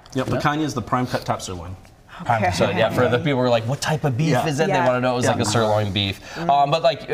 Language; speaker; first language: English; native; English